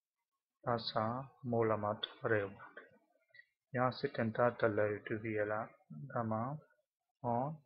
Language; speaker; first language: Finnish; non-native, learner; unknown